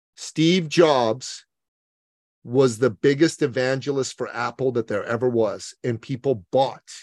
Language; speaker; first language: English; early bilingual, other home language; Persian